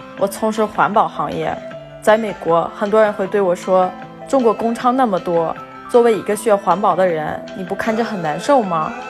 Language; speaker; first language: Chinese; non-native, fluent; English